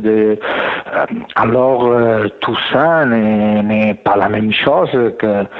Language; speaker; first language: French; non-native, learner; Catalan